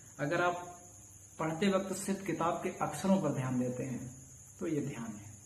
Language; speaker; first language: Hindi; native; Hindi